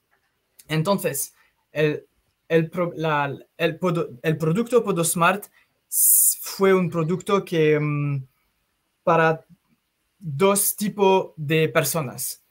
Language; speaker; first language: Spanish; non-native, fluent; French